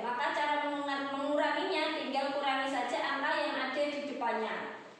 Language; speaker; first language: Indonesian; native; Indonesian